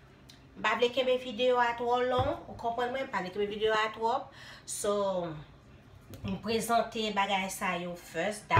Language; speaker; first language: French; non-native, local second language; Haitian Creole